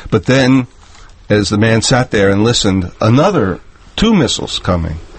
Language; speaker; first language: English; native; English